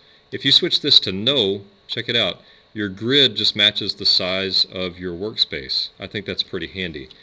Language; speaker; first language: English; native; English